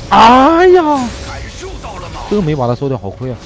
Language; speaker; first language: Chinese; native; Chinese